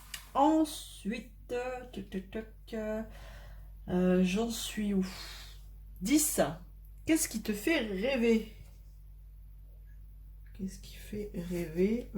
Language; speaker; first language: French; native; French